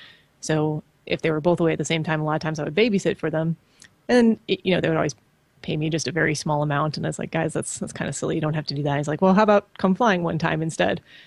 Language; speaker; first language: English; native; English